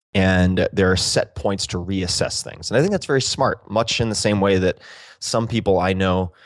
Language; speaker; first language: English; native; English